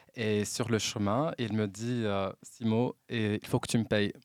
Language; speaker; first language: French; non-native, local second language; Arabic